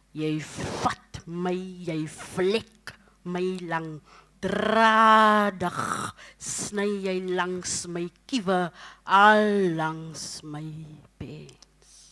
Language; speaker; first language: Afrikaans; native; Afrikaans